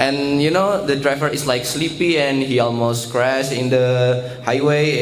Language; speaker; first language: English; non-native, learner; Indonesian